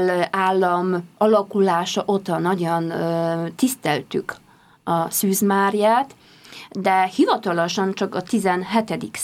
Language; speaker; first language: Hungarian; non-native, fluent; Polish